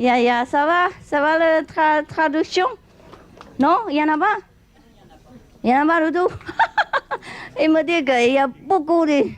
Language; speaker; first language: French; non-native, learner; Chinese